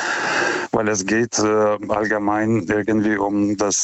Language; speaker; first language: German; native; German